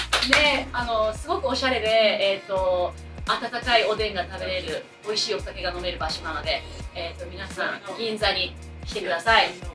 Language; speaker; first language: Japanese; early bilingual, heritage; Japanese